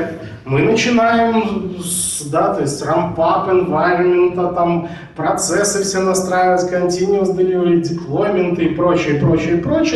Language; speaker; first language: Russian; native; Russian